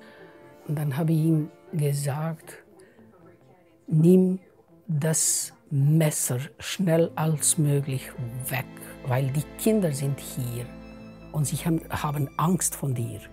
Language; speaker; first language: German; non-native, fluent; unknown